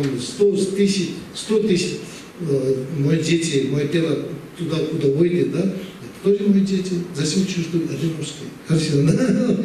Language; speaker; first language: Russian; non-native, learner; Tibetan